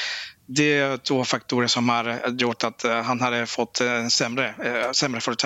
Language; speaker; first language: Swedish; non-native, fluent; Spanish